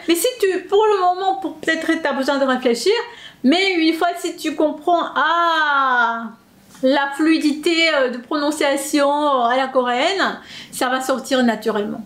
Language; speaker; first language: French; non-native, fluent; Korean